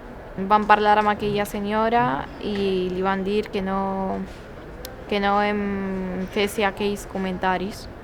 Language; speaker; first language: Catalan; early bilingual, other home language; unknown